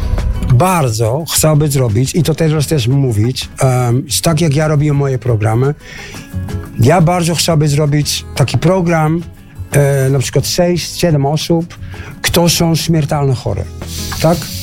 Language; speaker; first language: Polish; non-native, fluent; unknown